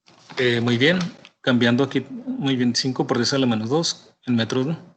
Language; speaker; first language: Spanish; native; Spanish